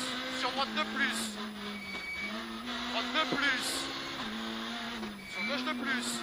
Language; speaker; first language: French; native; French